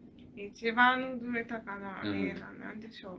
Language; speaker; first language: Japanese; non-native, fluent; Bulgarian